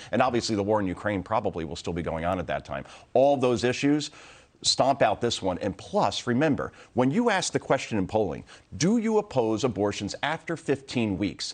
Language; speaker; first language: English; native; English